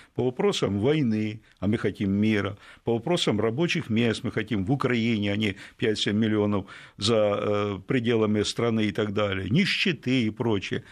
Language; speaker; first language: Russian; native; Russian